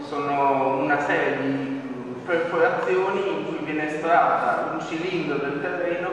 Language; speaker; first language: Italian; native; Italian